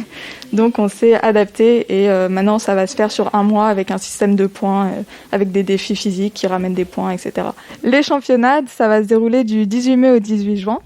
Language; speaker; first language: French; native; French